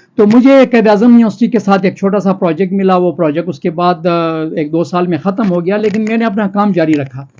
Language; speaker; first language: Urdu; non-native, local second language; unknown